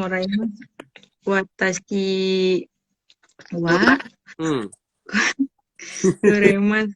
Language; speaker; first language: Japanese; non-native, learner; Indonesian